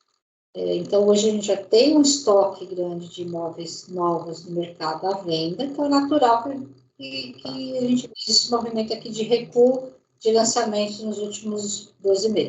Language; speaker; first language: Portuguese; native; Portuguese